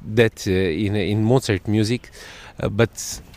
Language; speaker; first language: English; non-native, fluent; Serbian